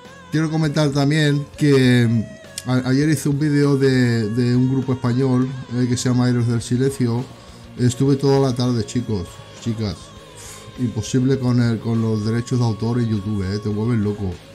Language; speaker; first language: Spanish; native; Spanish